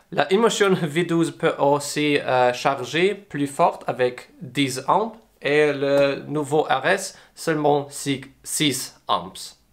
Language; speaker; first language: French; non-native, learner; English